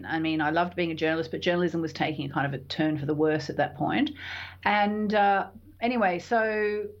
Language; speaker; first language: English; native; English